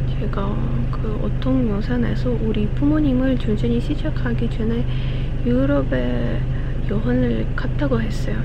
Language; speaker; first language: Korean; non-native, fluent; Ukrainian